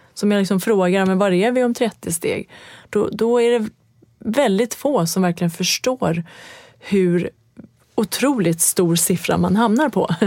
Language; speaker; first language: Swedish; early bilingual, other home language; Persian